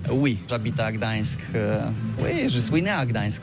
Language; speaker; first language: French; non-native, fluent; Polish